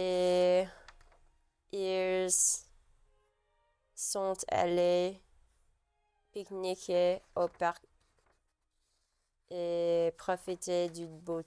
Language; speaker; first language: French; non-native, learner; English